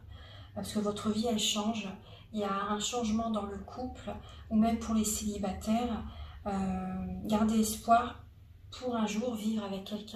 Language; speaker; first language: French; native; French